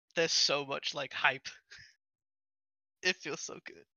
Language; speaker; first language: English; non-native, fluent; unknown